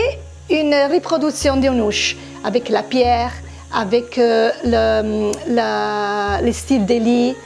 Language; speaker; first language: French; non-native, fluent; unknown